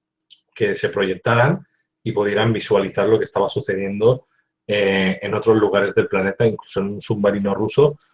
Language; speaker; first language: Spanish; native; Spanish